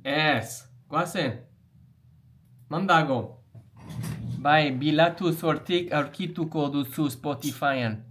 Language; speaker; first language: Basque; non-native, learner; English